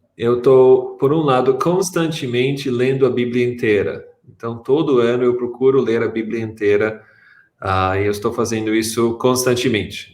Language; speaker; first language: Portuguese; non-native, fluent; English